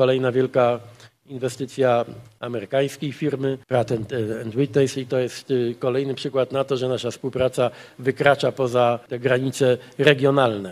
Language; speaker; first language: Polish; native; Polish